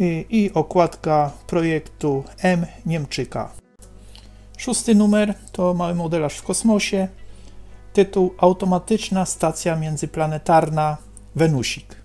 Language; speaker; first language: Polish; native; Polish